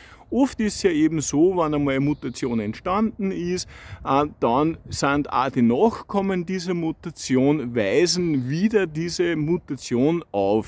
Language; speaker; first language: German; native; German